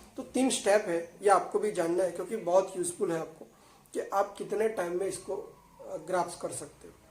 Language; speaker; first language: Hindi; non-native, local second language; Gujarati